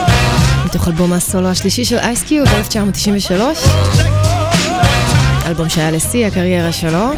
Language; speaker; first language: Hebrew; native; Hebrew